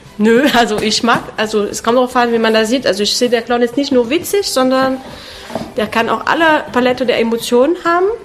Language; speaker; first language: German; non-native, fluent; French